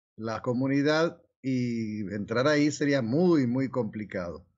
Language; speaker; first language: Spanish; native; Spanish